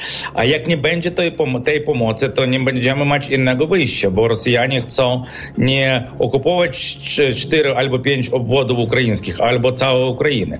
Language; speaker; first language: Polish; non-native, fluent; Ukrainian